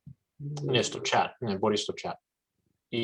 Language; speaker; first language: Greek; early bilingual, heritage; English